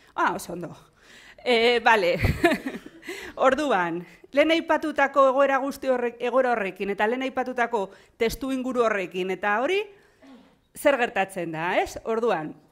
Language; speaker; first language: Basque; native; Basque